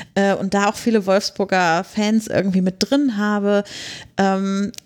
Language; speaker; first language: German; native; German